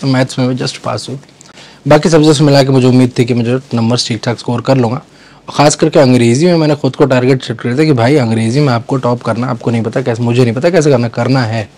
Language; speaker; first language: Hindi; native; Hindi